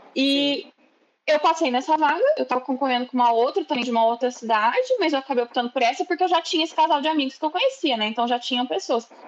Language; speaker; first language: Portuguese; native; Portuguese